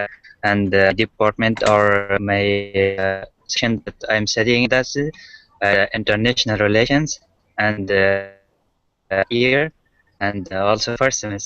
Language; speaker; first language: English; non-native, learner; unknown